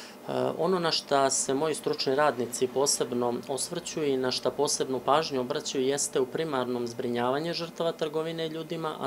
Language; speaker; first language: Serbian; native; Serbian